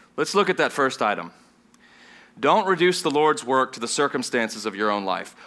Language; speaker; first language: English; non-native, fluent; German